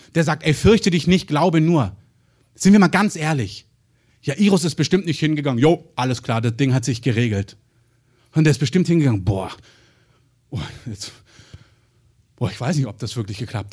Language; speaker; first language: German; native; German